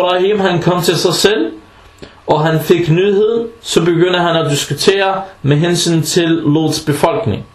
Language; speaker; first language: Danish; non-native, fluent; Arabic